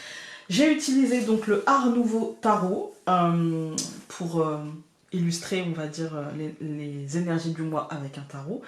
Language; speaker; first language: French; native; French